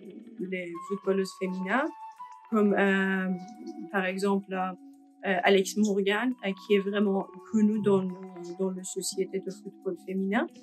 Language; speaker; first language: French; non-native, learner; Persian